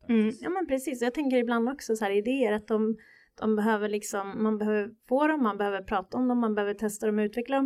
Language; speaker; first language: Swedish; native; Swedish